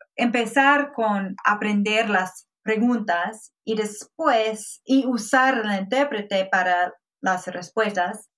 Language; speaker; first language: Spanish; non-native, fluent; English